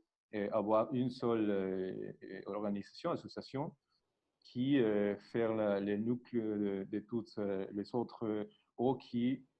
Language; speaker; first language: French; non-native, learner; Spanish